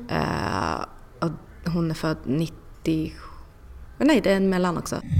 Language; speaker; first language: Swedish; native; Swedish